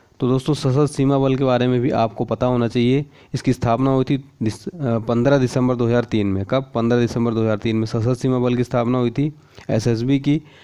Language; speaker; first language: Hindi; native; Hindi